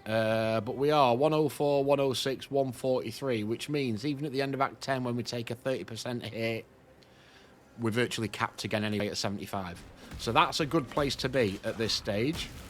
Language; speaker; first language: English; native; English